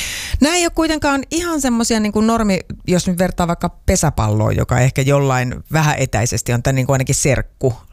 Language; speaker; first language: Finnish; native; Finnish